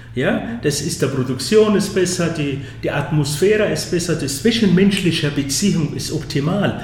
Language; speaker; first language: German; non-native, fluent; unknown